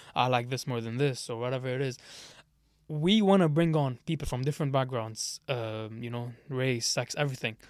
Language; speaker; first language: English; early bilingual, other home language; Arabic